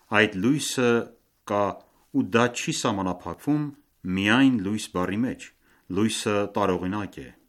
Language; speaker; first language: Armenian; early bilingual, heritage; Armenian